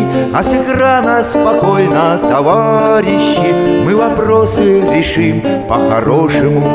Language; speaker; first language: Russian; native; Russian